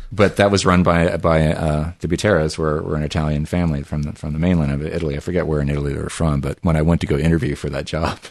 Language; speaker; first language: English; early bilingual, other home language; Italian